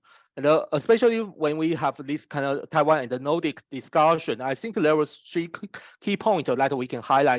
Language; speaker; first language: English; non-native, fluent; Chinese